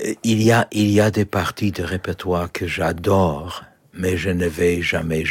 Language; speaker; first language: French; non-native, learner; Polish